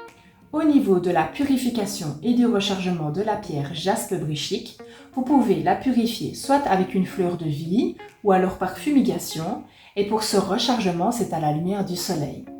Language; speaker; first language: French; native; French